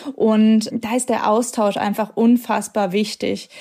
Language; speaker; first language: German; native; German